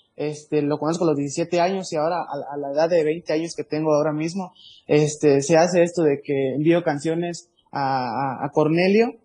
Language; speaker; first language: Spanish; native; Spanish